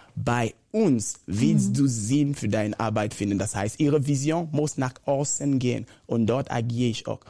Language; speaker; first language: German; non-native, fluent; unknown